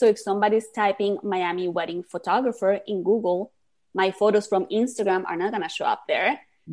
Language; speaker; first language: English; non-native, fluent; Spanish